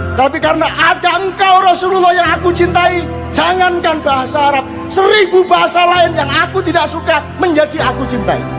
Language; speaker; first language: Indonesian; non-native, local second language; Javanese